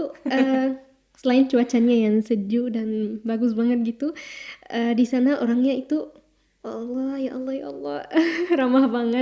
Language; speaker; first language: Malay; non-native, fluent; Arabic